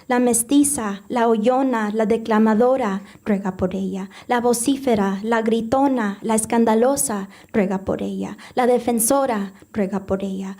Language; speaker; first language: Spanish; early bilingual, heritage; Spanish